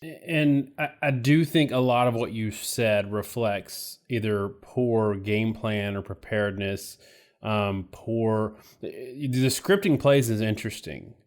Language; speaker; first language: English; native; English